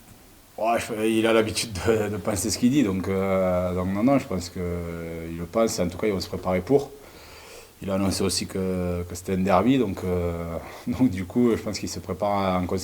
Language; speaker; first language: French; native; French